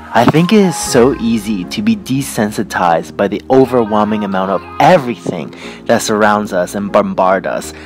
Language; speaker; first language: English; native; English